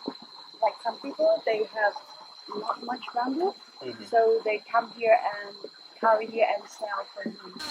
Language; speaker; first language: English; non-native, fluent; Vietnamese